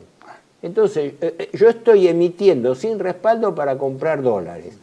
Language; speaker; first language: Spanish; native; Spanish